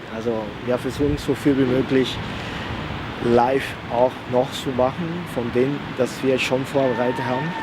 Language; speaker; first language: German; non-native, fluent; Spanish